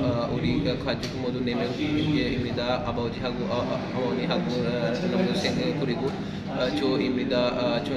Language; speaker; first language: Korean; non-native, learner; Urdu